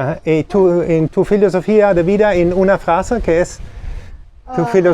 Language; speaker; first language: Spanish; non-native, learner; German